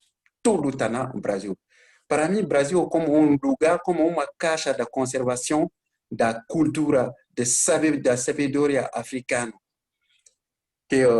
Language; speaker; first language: Portuguese; non-native, learner; Bambara